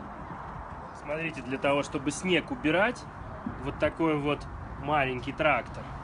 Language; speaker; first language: Russian; native; Russian